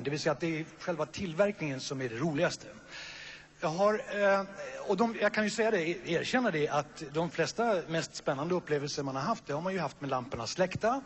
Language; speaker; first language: Swedish; native; Swedish